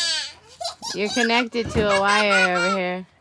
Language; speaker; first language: English; native; English